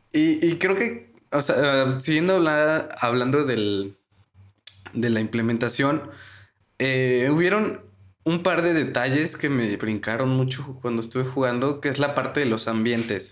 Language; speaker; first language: Spanish; native; Spanish